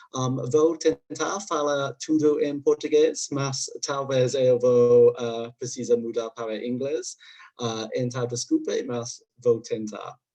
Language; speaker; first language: Portuguese; non-native, learner; English